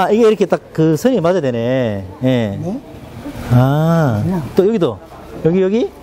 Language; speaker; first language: Korean; native; Korean